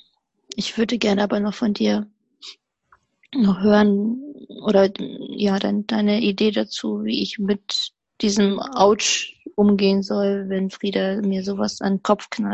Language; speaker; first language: German; native; German